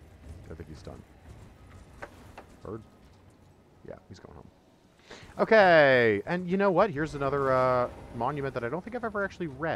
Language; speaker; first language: English; native; English